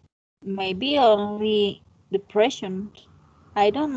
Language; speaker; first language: English; non-native, learner; Spanish